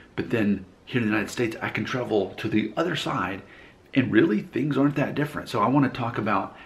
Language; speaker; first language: English; native; English